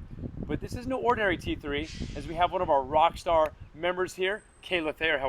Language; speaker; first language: English; native; English